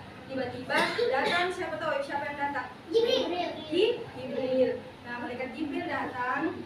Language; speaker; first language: Indonesian; native; Indonesian